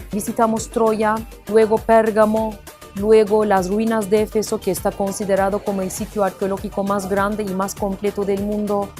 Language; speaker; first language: Spanish; non-native, fluent; Turkish